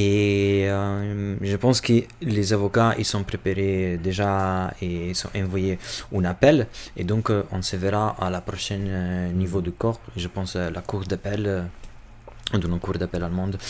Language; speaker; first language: French; non-native, fluent; Albanian